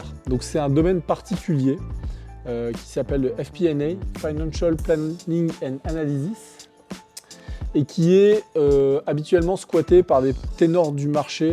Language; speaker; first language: French; native; French